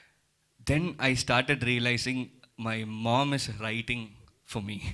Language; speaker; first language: Telugu; early bilingual, heritage; Telugu